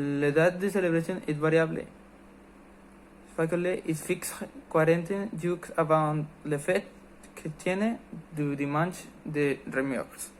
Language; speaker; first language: French; non-native, learner; Spanish